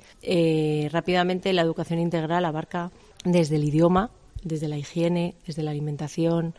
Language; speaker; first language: Spanish; native; Spanish